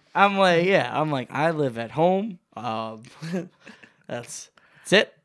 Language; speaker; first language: English; native; English